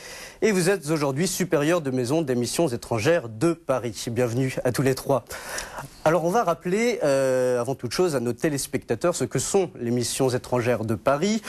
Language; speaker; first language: French; native; French